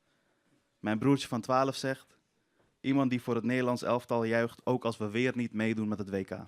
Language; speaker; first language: Dutch; early bilingual, other home language; Persian